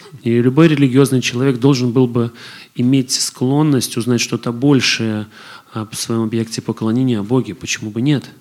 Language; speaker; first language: Russian; native; Russian